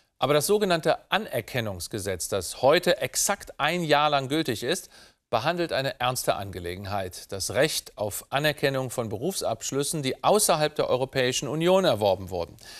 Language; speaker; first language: German; native; German